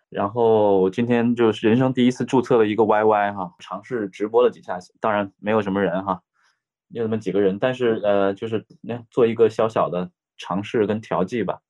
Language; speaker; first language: Chinese; native; Chinese